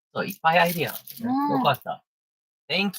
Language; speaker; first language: Japanese; non-native, learner; English